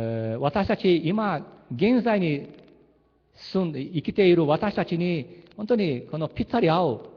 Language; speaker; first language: Japanese; early bilingual, heritage; Japanese